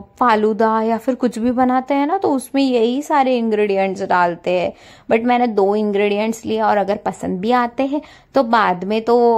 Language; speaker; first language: Hindi; non-native, local second language; Marathi